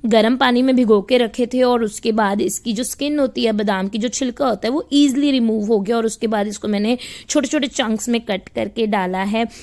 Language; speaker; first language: Hindi; native; Hindi